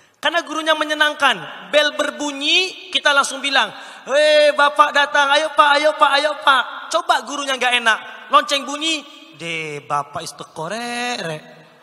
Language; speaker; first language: Indonesian; native; Indonesian